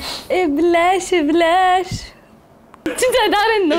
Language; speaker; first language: Korean; non-native, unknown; Arabic